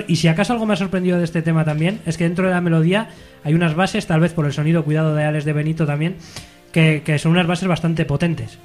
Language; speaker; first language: Spanish; native; Spanish